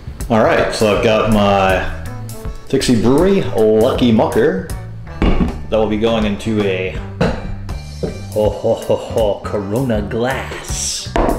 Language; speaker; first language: English; native; English